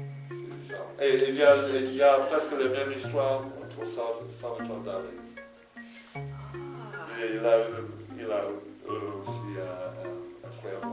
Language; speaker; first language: French; non-native, fluent; English